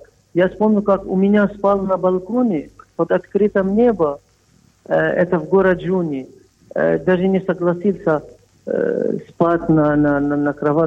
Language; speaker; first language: Russian; non-native, fluent; Arabic